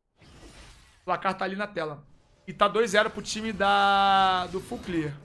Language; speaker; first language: Portuguese; native; Portuguese